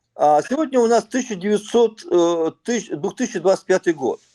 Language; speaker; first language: Russian; native; Russian